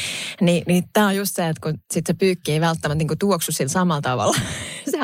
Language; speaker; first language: Finnish; native; Finnish